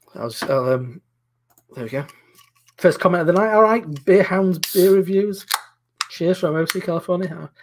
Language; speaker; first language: English; native; English